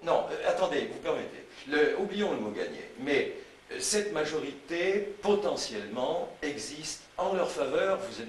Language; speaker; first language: French; native; French